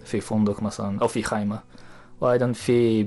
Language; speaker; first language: Arabic; non-native, learner; Japanese